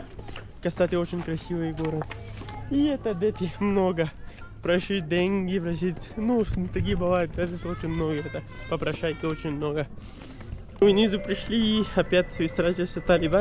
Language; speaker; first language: Russian; non-native, learner; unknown